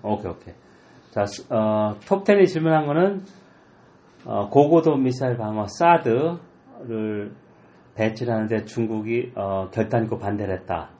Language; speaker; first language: Korean; native; Korean